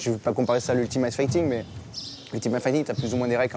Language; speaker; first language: French; native; French